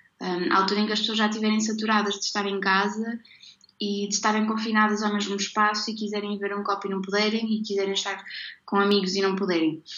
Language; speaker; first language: Portuguese; native; Portuguese